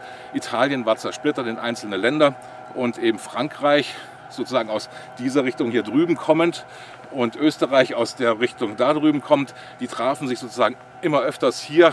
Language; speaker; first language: German; native; German